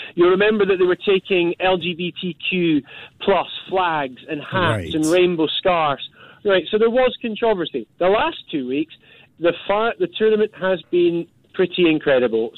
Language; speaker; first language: English; native; English